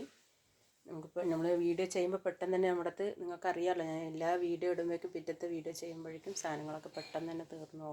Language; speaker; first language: Malayalam; native; Malayalam